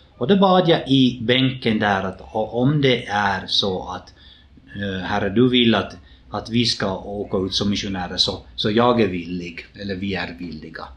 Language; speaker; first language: Swedish; native; Swedish